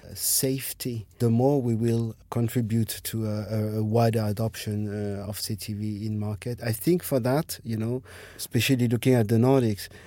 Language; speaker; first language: English; non-native, fluent; French